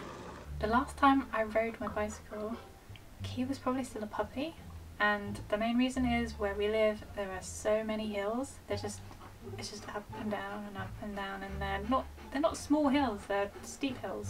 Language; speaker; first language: English; native; English